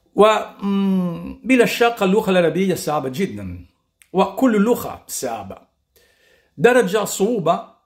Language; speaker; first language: Arabic; non-native, fluent; Italian